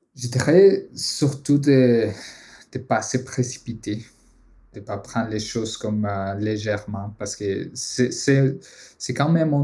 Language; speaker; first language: French; non-native, fluent; Spanish